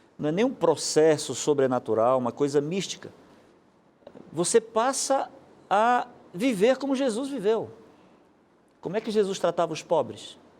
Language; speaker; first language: Portuguese; native; Portuguese